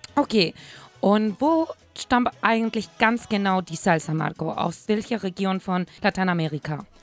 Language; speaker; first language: German; non-native, fluent; Spanish